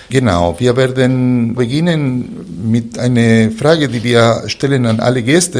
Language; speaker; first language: German; non-native, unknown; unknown